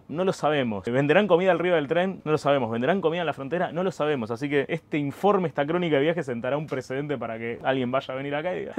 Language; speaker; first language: Spanish; native; Spanish